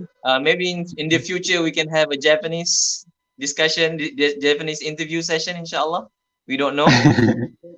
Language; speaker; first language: English; non-native, fluent; Malay